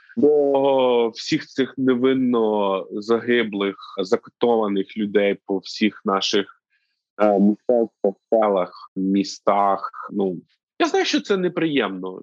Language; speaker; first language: Ukrainian; native; Ukrainian